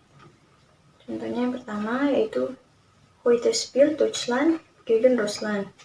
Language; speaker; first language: German; non-native, learner; Indonesian